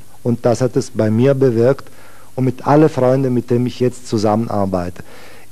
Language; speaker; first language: German; non-native, fluent; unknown